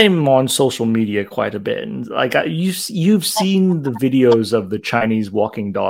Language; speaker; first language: English; non-native, local second language; Cantonese